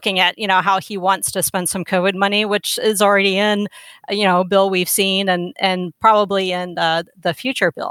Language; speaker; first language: English; native; English